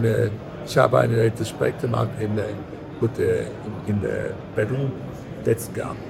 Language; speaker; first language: German; non-native, learner; Danish